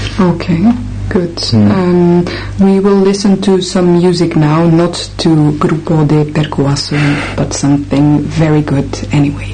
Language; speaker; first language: English; non-native, fluent; Dutch